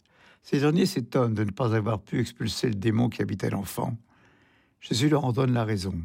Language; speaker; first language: French; native; French